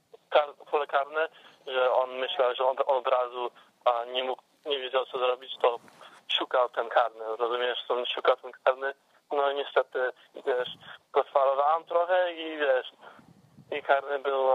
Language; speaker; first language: Polish; early bilingual, heritage; English